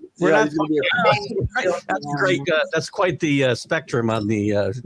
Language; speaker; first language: English; native; English